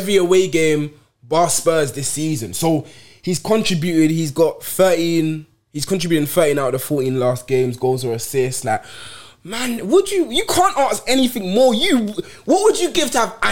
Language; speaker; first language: English; native; English